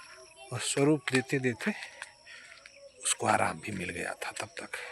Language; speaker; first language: Hindi; native; Hindi